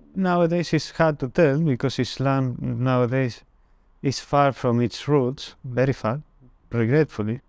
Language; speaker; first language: English; non-native, fluent; Spanish